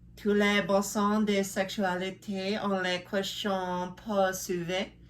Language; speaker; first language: French; non-native, learner; English